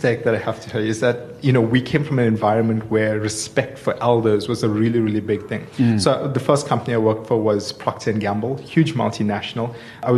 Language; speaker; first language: English; native; English